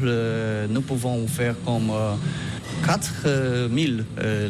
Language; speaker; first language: French; non-native, learner; Polish